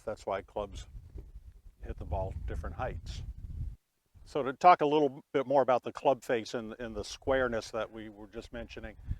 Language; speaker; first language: English; native; English